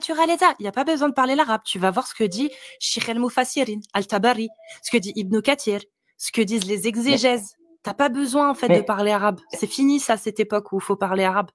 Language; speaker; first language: French; native; French